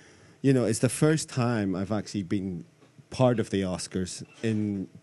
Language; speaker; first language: English; native; English